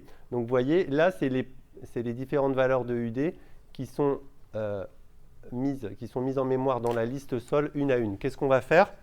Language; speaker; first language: French; native; French